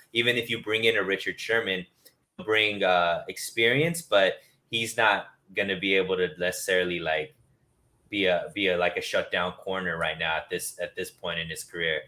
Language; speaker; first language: English; native; English